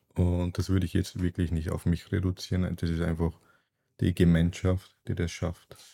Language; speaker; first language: German; early bilingual, other home language; Turkish